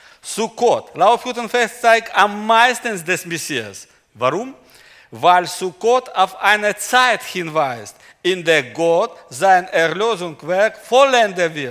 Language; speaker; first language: German; non-native, learner; Russian